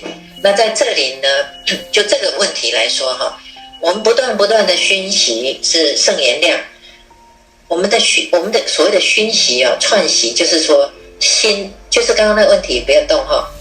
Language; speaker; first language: Chinese; native; Chinese